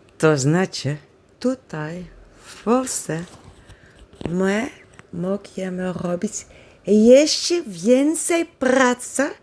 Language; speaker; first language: Polish; non-native, learner; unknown